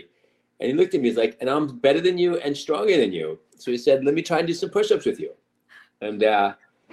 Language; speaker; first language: English; native; English